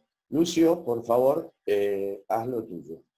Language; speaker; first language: Spanish; native; Spanish